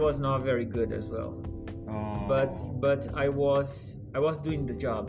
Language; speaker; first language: English; non-native, fluent; Portuguese